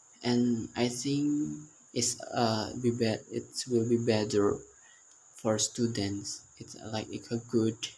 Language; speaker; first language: English; non-native, learner; Indonesian